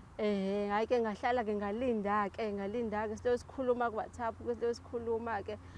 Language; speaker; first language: Zulu; native; Zulu